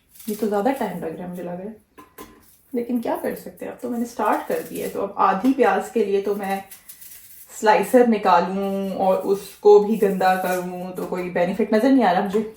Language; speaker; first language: Urdu; native; Urdu